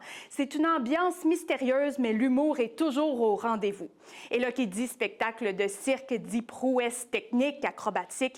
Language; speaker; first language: French; native; French